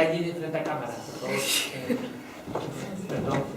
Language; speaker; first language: Spanish; native; Spanish